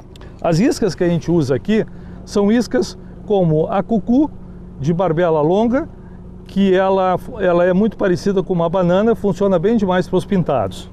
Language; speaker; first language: Portuguese; native; Portuguese